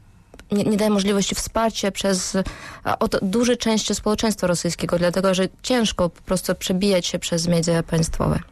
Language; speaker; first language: Polish; non-native, fluent; Russian